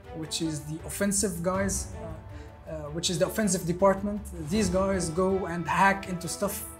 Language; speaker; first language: English; early bilingual, other home language; Arabic